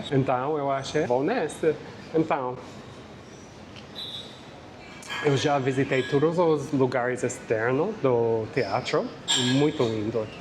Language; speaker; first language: Portuguese; non-native, fluent; English